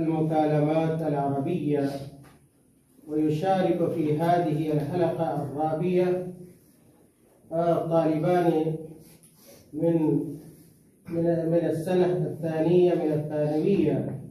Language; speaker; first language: Arabic; non-native, fluent; Urdu